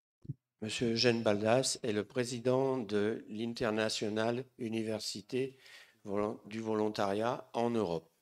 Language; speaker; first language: French; native; French